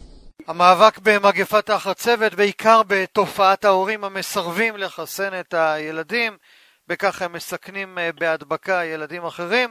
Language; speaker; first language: Hebrew; native; Hebrew